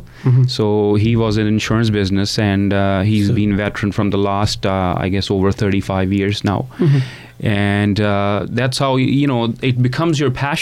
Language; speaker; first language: English; non-native, local second language; Punjabi